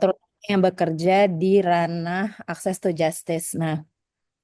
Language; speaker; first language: Indonesian; native; Indonesian